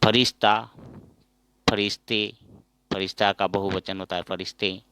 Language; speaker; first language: Hindi; non-native, local second language; Assamese